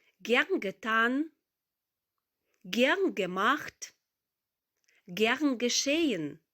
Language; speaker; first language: German; non-native, learner; Ukrainian